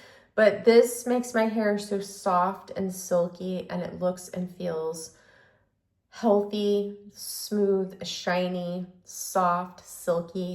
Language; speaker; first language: English; native; English